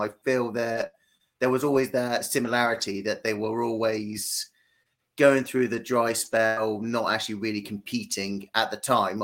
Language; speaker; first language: English; native; English